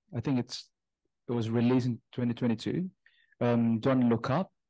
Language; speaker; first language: English; non-native, fluent; Indonesian